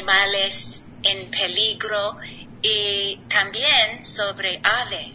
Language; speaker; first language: Spanish; non-native, learner; English